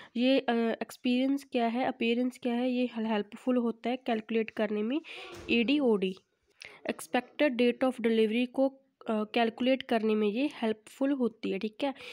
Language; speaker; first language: Hindi; non-native, local second language; Punjabi